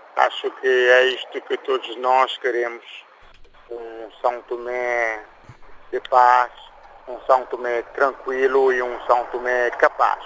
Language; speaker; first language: Portuguese; non-native, local second language; Kabuverdianu